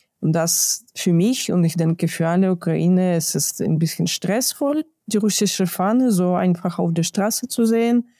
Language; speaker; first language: German; non-native, fluent; Ukrainian